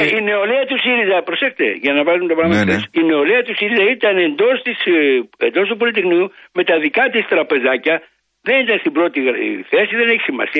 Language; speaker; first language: Greek; native; Greek